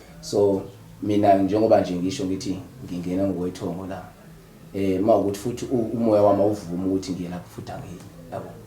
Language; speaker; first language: Zulu; native; Zulu